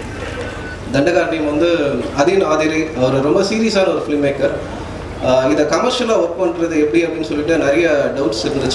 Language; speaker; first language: Tamil; native; Tamil